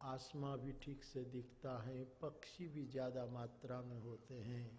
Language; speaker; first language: Hindi; non-native, local second language; Gujarati